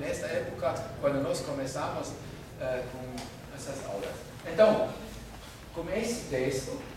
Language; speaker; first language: Portuguese; non-native, fluent; German